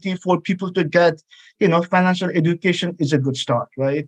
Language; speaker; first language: English; non-native, local second language; Nepali